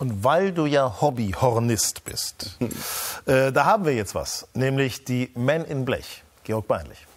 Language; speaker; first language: German; native; German